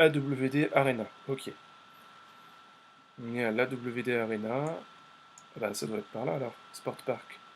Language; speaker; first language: French; native; French